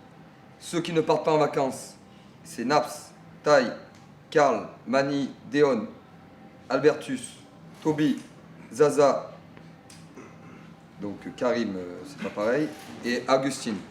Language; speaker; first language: French; native; French